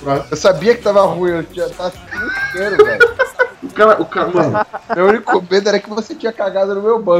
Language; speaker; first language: Portuguese; native; Portuguese